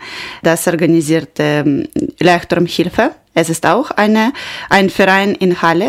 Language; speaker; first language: German; non-native, learner; Ukrainian